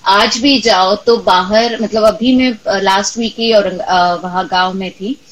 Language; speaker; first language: Hindi; non-native, local second language; Marathi